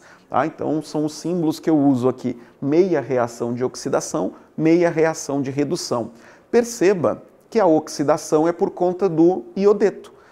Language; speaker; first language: Portuguese; native; Portuguese